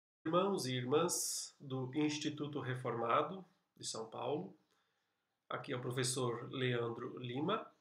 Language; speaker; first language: Portuguese; native; Portuguese